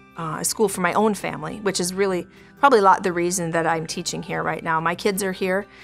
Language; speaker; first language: English; native; English